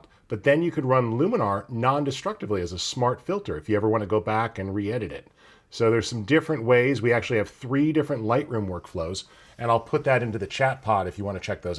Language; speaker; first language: English; native; English